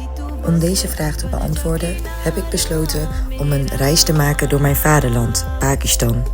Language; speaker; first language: Dutch; early bilingual, other home language; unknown